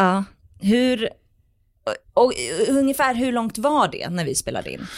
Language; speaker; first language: Swedish; native; Swedish